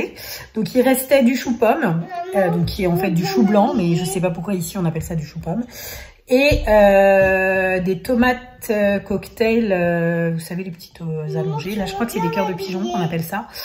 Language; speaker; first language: French; native; French